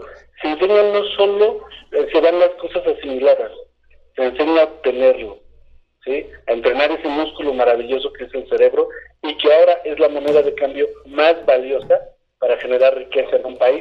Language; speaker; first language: Spanish; native; Spanish